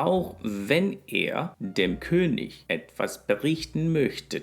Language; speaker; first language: German; non-native, fluent; Korean